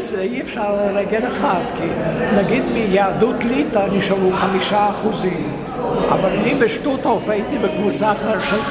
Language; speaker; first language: Hebrew; non-native, fluent; Yiddish